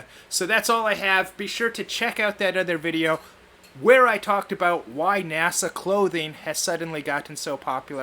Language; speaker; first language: English; native; English